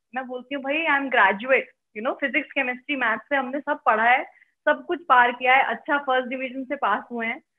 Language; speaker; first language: Hindi; native; Hindi